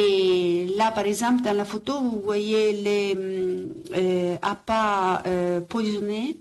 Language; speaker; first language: French; non-native, fluent; Italian